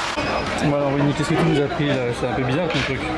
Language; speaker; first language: French; native; French